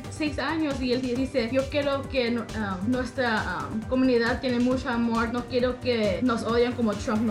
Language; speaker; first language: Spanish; early bilingual, heritage; English